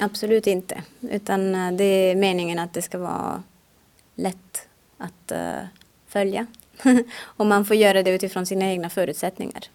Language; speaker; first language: Swedish; non-native, fluent; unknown